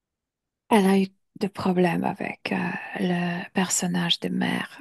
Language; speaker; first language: French; non-native, fluent; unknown